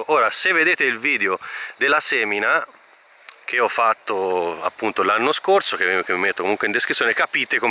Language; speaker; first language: Italian; native; Italian